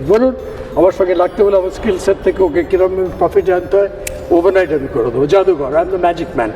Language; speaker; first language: Bangla; non-native, local second language; Nepali